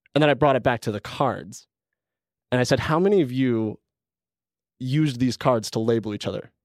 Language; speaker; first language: English; native; English